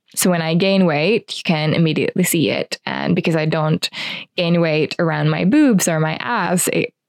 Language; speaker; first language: English; non-native, fluent; Finnish